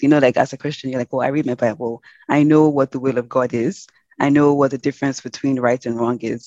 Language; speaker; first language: English; non-native, local second language; Yoruba